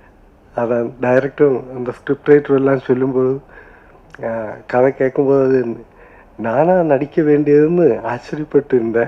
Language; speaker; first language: Tamil; non-native, learner; Malayalam